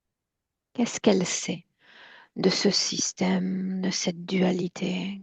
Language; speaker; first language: French; native; French